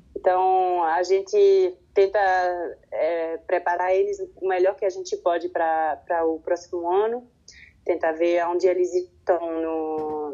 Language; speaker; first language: Portuguese; non-native, fluent; French